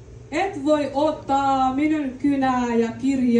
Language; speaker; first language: Finnish; non-native, learner; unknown